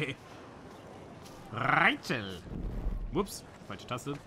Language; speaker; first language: German; native; German